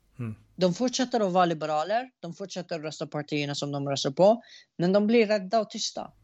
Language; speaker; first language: Swedish; early bilingual, other home language; Arabic